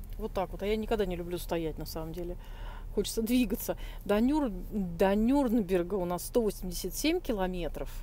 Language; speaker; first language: Russian; native; Russian